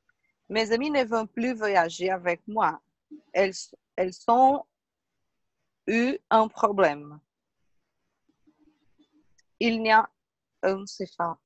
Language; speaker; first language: French; non-native, learner; Portuguese